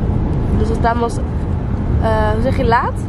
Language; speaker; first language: Portuguese; non-native, learner; Dutch